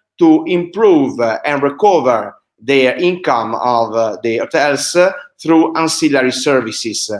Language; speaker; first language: English; non-native, fluent; Italian